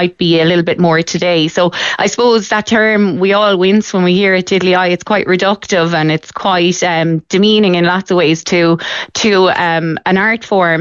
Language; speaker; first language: English; native; English